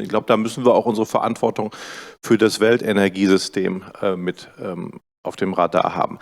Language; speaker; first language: German; native; German